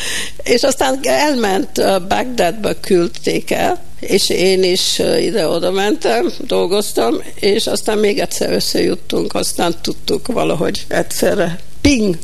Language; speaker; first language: Hungarian; early bilingual, heritage; Hungarian